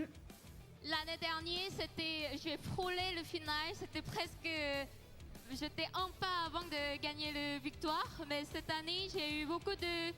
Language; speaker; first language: French; non-native, learner; Korean